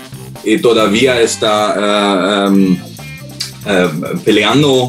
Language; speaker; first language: Spanish; non-native, learner; German